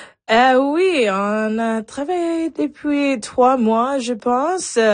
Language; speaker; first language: French; non-native, local second language; English